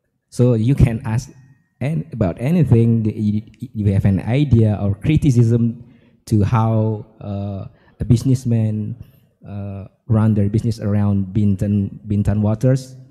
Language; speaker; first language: English; non-native, fluent; Indonesian